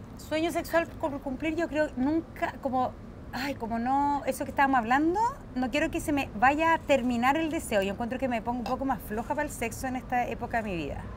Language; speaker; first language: Spanish; native; Spanish